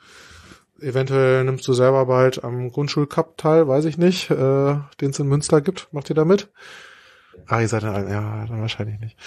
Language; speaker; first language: German; native; German